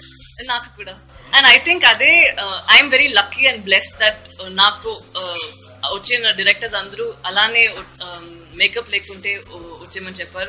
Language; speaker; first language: Telugu; non-native, fluent; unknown